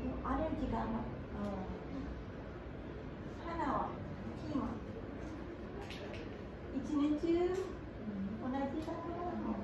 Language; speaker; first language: Japanese; non-native, learner; Spanish